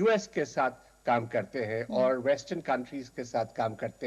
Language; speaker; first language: Hindi; native; Hindi